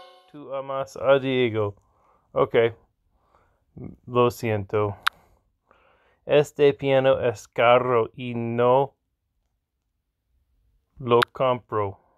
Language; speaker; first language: Spanish; non-native, learner; English